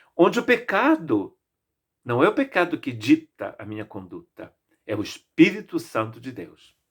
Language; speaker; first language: Portuguese; native; Portuguese